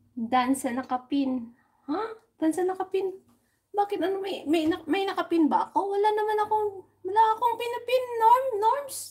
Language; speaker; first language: Filipino; non-native, local second language; Hiligaynon